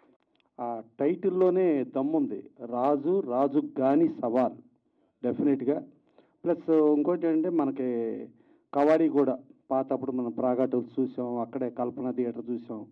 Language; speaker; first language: Telugu; native; Telugu